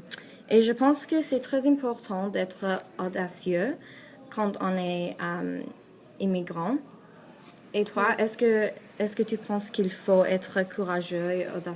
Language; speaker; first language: French; non-native, learner; Persian